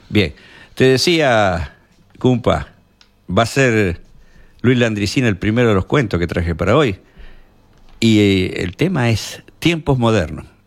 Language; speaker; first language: Spanish; native; Spanish